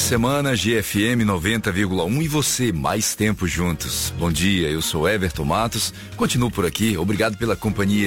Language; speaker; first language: Portuguese; native; Portuguese